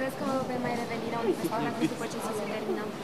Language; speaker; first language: Romanian; native; Romanian